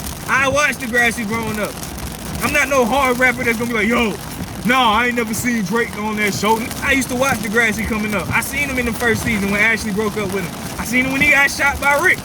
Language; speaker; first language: English; native; English